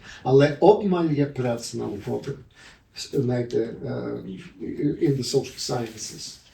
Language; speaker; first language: Ukrainian; early bilingual, heritage; Ukrainian